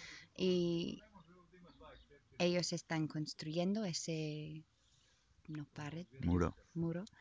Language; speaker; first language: Spanish; non-native, learner; English